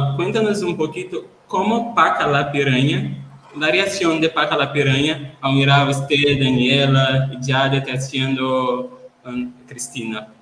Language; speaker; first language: Spanish; non-native, learner; Portuguese